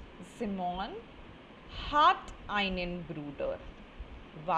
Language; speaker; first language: German; non-native, fluent; Hindi